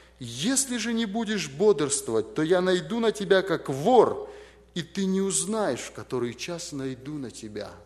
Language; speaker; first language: Russian; native; Russian